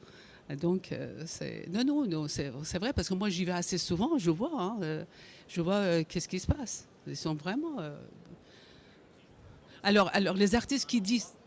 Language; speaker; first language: French; non-native, fluent; Persian